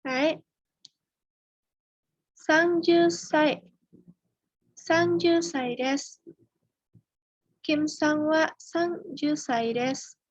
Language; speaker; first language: Japanese; non-native, fluent; Indonesian